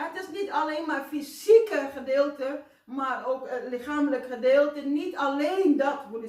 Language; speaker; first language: Dutch; non-native, fluent; Indonesian